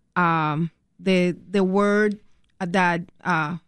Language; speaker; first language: English; non-native, fluent; Spanish